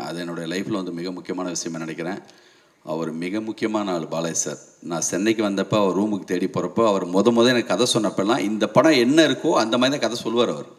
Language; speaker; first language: Tamil; native; Tamil